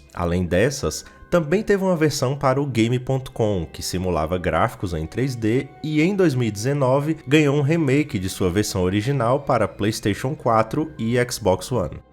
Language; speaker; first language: Portuguese; native; Portuguese